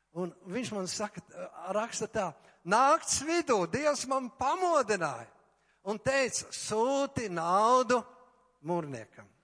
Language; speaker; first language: Latvian; native; Latvian